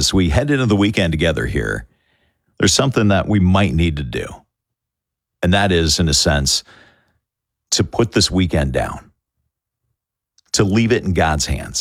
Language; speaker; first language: English; native; English